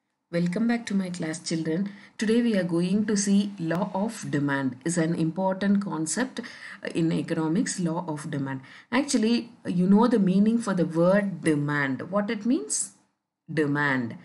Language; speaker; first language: English; non-native, local second language; Tamil